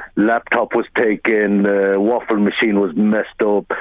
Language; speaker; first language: English; native; English